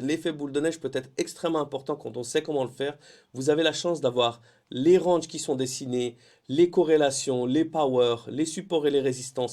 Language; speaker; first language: French; native; French